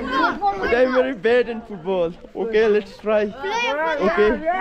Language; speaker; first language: English; non-native, learner; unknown